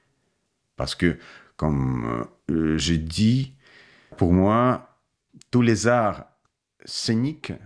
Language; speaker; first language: French; non-native, fluent; Russian